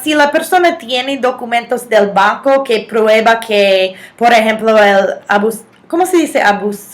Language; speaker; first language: Spanish; non-native, fluent; English